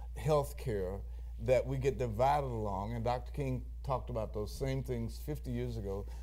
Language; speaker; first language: English; native; English